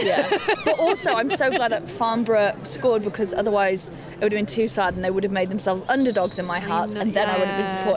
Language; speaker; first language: English; native; English